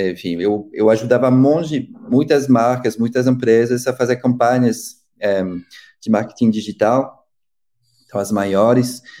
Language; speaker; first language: Portuguese; non-native, fluent; French